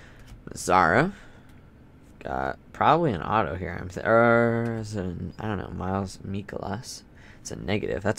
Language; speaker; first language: English; native; English